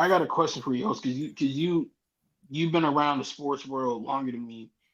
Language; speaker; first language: English; native; English